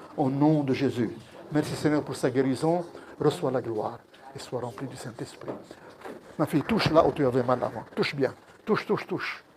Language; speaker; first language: French; non-native, local second language; Arabic